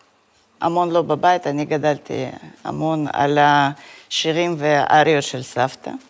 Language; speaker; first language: Hebrew; non-native, fluent; Russian